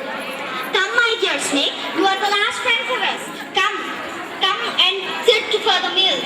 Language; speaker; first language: English; non-native, learner; Telugu